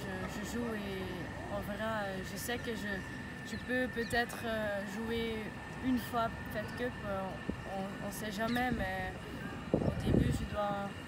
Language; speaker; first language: French; non-native, learner; Dutch